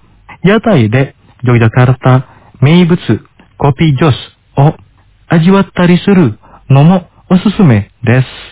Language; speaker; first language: Japanese; non-native, fluent; Indonesian